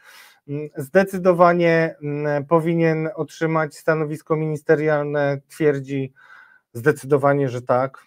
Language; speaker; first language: Polish; native; Polish